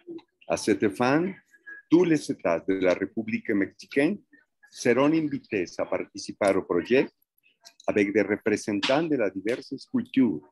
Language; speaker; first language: French; non-native, fluent; Spanish